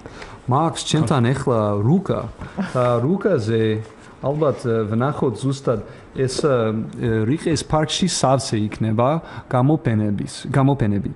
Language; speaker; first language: Georgian; non-native, learner; English